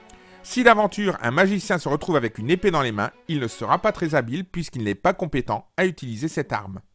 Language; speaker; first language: French; native; French